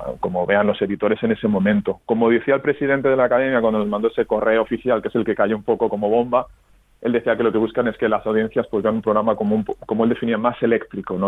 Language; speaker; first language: Spanish; native; Spanish